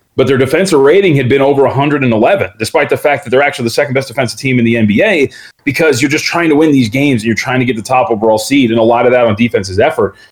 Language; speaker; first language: English; native; English